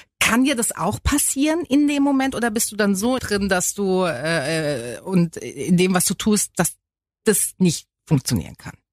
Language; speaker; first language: German; native; German